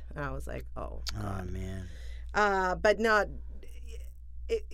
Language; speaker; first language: English; non-native, fluent; Spanish